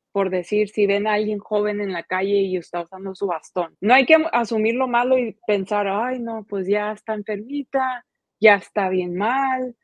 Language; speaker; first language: Spanish; early bilingual, heritage; Spanish